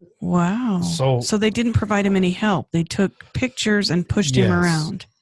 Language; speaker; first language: English; native; English